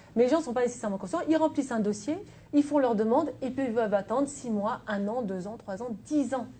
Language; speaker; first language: French; native; French